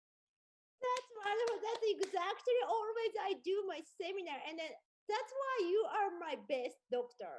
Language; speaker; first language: English; non-native, learner; Japanese